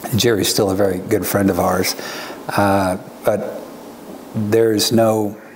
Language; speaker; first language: English; native; English